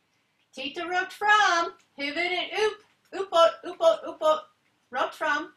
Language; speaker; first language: Swedish; non-native, learner; English